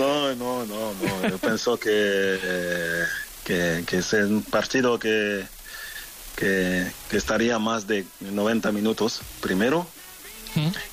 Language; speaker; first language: Spanish; non-native, learner; French